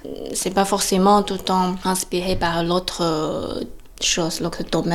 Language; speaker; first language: French; non-native, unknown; Chinese